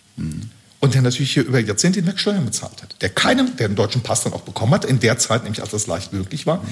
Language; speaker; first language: German; early bilingual, other home language; Turkish